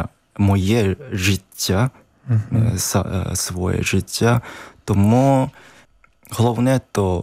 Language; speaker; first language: Ukrainian; non-native, learner; Japanese